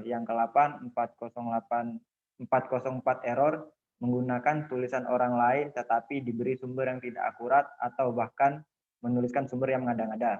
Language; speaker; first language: Indonesian; native; Indonesian